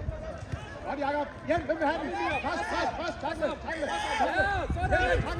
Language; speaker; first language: Danish; native; Danish